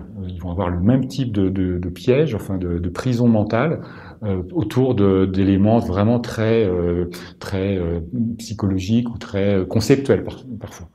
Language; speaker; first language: French; native; French